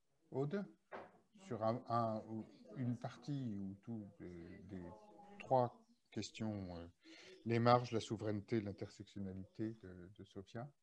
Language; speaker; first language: French; native; French